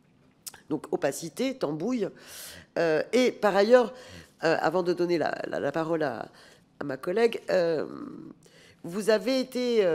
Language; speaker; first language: French; native; French